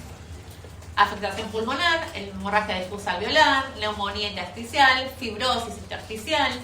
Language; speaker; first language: Spanish; native; Spanish